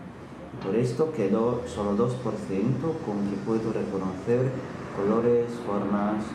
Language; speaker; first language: Spanish; non-native, fluent; Hungarian